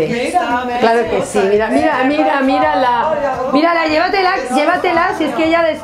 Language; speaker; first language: Spanish; native; Spanish